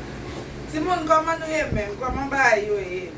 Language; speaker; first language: Portuguese; non-native, learner; Haitian Creole